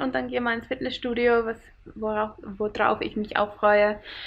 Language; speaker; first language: German; non-native, fluent; Finnish